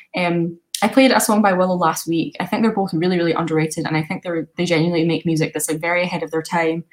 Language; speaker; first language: English; native; English